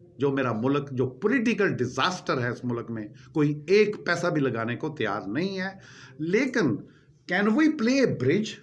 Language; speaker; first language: Urdu; non-native, local second language; Punjabi